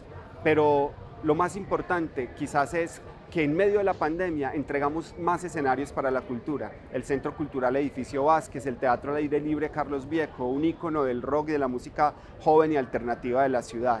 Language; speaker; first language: Spanish; native; Spanish